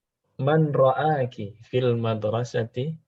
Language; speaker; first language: Arabic; non-native, fluent; Indonesian